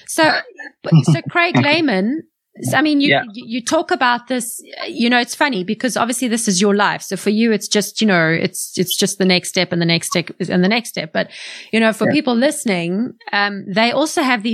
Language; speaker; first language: English; native; English